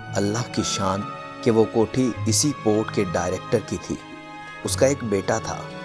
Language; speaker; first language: Urdu; native; Urdu